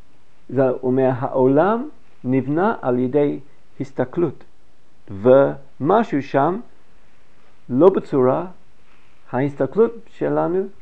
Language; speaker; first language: Hebrew; non-native, fluent; English